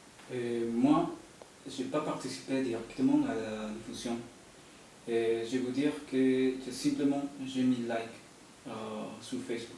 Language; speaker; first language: French; non-native, fluent; Spanish